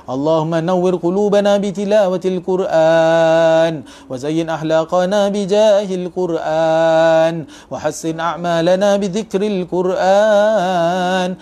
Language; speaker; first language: Arabic; non-native, fluent; Malay